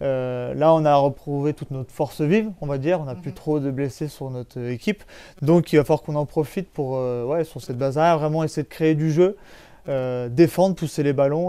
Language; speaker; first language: French; native; French